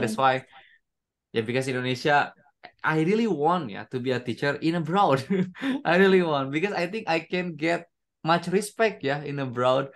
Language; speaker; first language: English; non-native, fluent; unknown